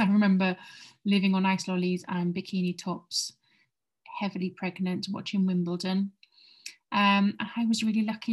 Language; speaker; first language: English; native; English